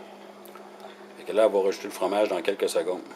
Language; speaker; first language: French; native; French